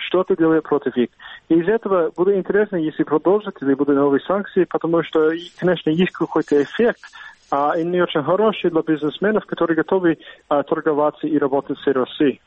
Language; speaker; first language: Russian; non-native, fluent; English